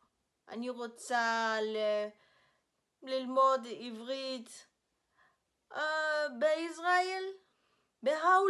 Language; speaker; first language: Hebrew; non-native, learner; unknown